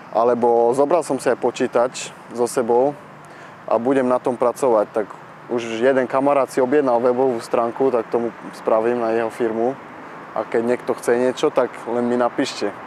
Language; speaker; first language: Slovak; early bilingual, heritage; Slovak